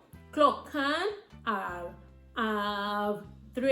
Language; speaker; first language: Swedish; non-native, learner; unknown